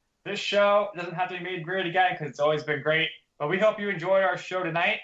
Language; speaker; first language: English; native; English